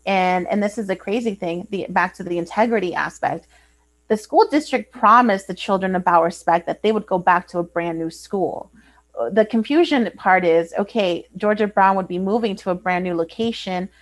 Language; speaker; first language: English; early bilingual, other home language; Spanish